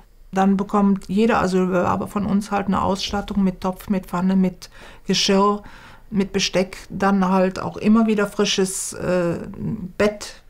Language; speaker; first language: German; native; German